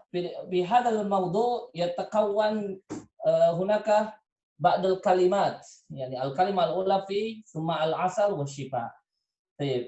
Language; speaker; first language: Arabic; non-native, fluent; Indonesian